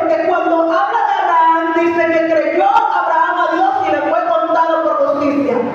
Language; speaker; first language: Spanish; native; Spanish